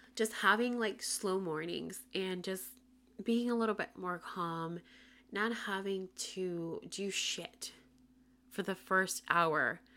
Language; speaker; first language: English; non-native, fluent; Spanish